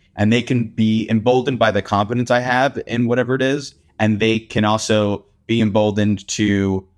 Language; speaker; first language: English; native; English